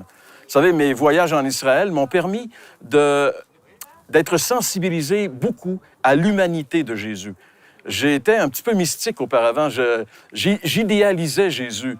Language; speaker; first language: French; native; French